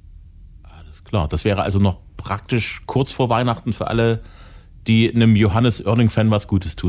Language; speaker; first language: German; native; German